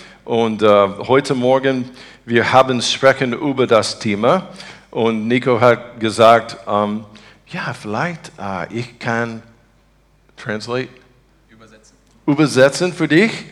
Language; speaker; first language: German; non-native, learner; English